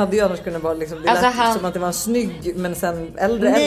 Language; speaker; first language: Swedish; native; Swedish